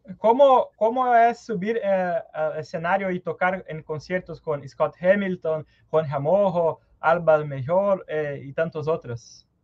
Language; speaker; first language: Spanish; non-native, learner; Portuguese